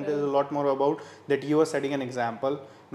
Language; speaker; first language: English; non-native, local second language; Hindi